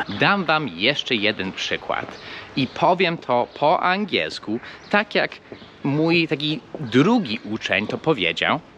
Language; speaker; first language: Polish; non-native, fluent; English